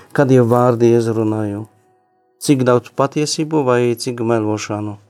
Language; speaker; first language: Latvian; non-native, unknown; Polish